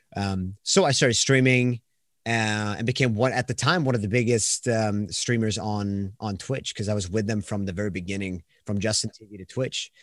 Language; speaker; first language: English; non-native, fluent; Swedish